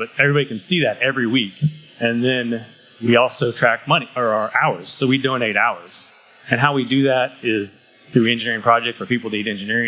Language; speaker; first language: English; native; English